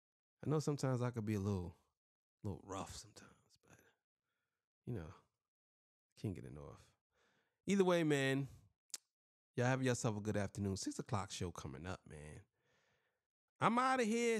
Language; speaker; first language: English; native; English